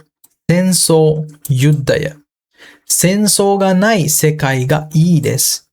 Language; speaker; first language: Japanese; non-native, fluent; Sinhala